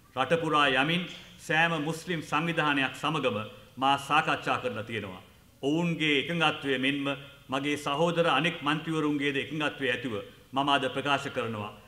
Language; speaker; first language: Sinhala; non-native, local second language; Tamil